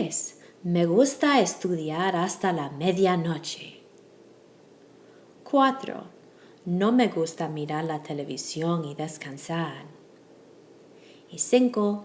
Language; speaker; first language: Spanish; non-native, fluent; English